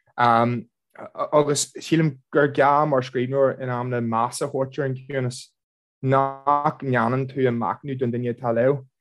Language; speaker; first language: Irish; non-native, local second language; English